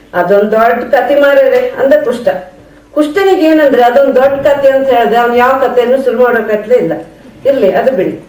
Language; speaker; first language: Kannada; native; Kannada